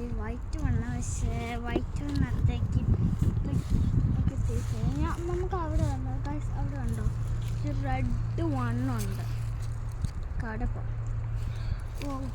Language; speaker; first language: Malayalam; early bilingual, heritage; Malayalam